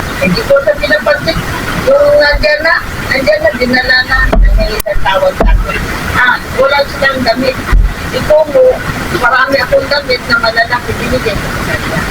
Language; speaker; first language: Filipino; non-native, local second language; Pampanga